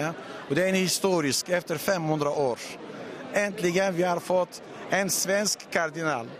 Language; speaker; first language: Swedish; non-native, fluent; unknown